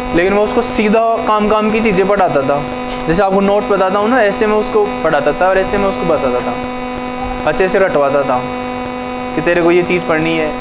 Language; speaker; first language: Hindi; native; Hindi